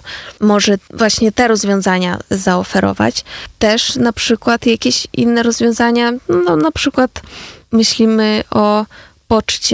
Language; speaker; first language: Polish; non-native, fluent; Ukrainian